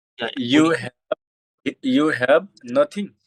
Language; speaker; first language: English; non-native, learner; Hindi